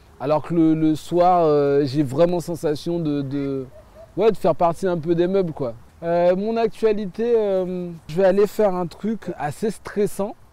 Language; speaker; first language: French; early bilingual, other home language; Haitian Creole